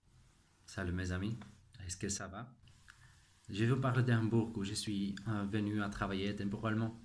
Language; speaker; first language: French; non-native, fluent; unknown